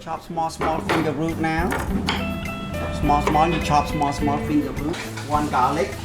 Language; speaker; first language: English; non-native, learner; Khmer